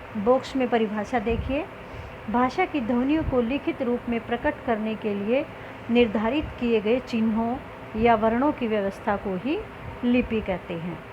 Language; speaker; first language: Hindi; native; Hindi